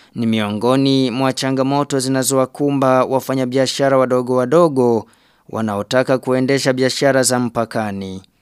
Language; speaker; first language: Swahili; non-native, local second language; Rundi